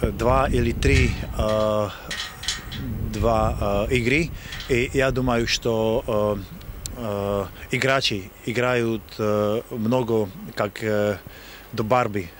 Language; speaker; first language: Russian; non-native, learner; Slovak